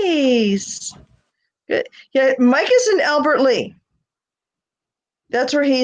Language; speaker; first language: English; native; English